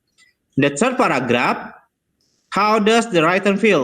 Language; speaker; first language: English; non-native, learner; Indonesian